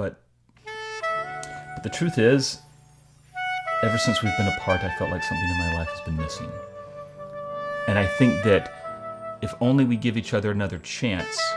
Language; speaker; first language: English; native; English